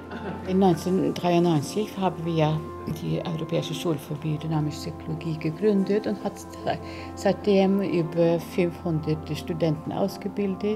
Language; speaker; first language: German; non-native, fluent; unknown